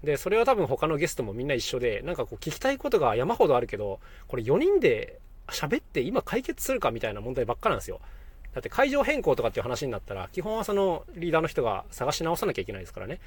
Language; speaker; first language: Japanese; native; Japanese